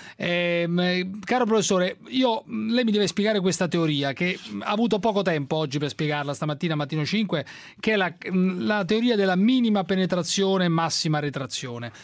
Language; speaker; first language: Italian; native; Italian